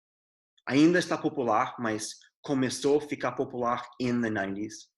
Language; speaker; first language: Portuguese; non-native, fluent; English